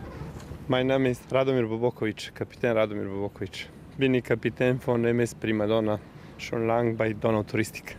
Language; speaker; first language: German; non-native, learner; Serbian